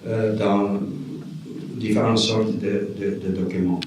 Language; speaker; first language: French; non-native, fluent; Romanian